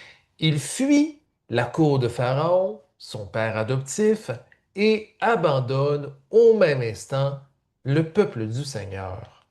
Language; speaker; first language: French; native; French